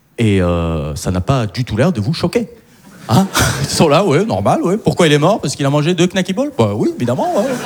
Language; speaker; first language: French; non-native, local second language; Arabic